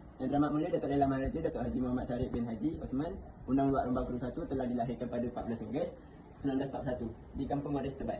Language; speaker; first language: Malay; non-native, local second language; Tamil